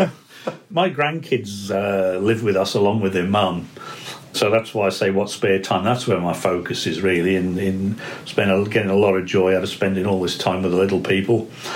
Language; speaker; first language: English; native; English